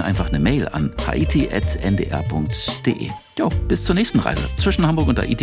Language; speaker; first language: German; native; German